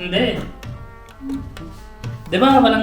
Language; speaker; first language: Filipino; non-native, learner; Punjabi